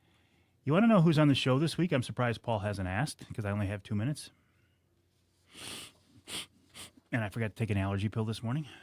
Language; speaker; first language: English; native; English